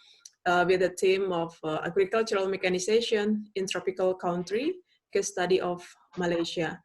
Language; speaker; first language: English; non-native, fluent; Indonesian